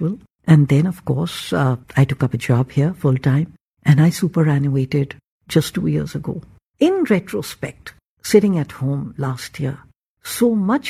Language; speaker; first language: English; non-native, local second language; Hindi